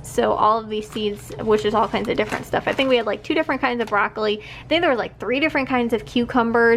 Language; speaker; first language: English; native; English